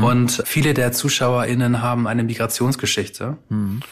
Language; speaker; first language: German; early bilingual, other home language; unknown